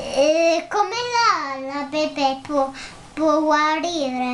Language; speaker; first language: Spanish; early bilingual, heritage; Spanish